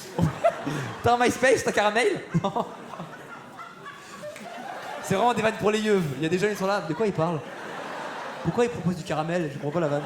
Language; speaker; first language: French; native; French